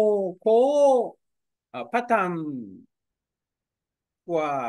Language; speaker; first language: Vietnamese; non-native, learner; Korean